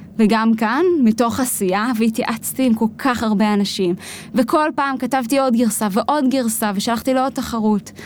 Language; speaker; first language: Hebrew; native; Hebrew